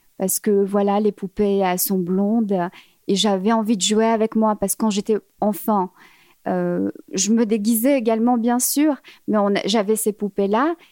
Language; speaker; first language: French; early bilingual, other home language; Arabic